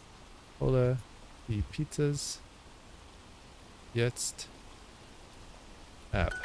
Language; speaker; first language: German; non-native, learner; English